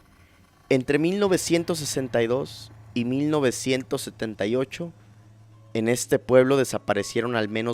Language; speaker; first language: Spanish; native; Spanish